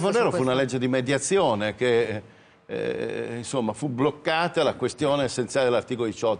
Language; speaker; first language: Italian; native; Italian